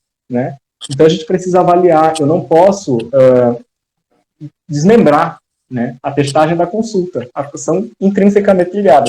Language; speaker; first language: Portuguese; native; Portuguese